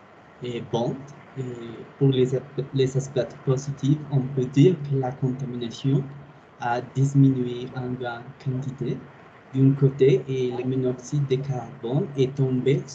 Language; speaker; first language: French; non-native, learner; Spanish